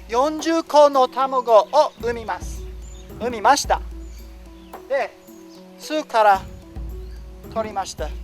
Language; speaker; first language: Japanese; non-native, learner; English